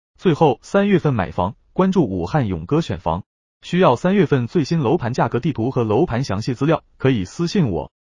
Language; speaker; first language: Chinese; native; Chinese